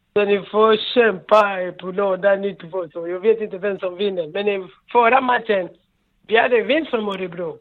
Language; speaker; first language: Swedish; non-native, learner; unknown